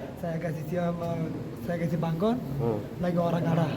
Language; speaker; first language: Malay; non-native, learner; Rohingya